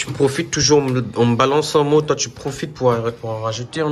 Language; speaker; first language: French; native; French